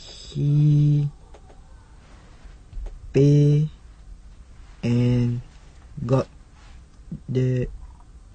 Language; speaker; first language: English; non-native, learner; Malay